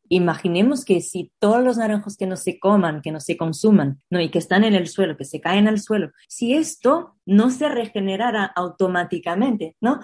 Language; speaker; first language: Spanish; non-native, fluent; Portuguese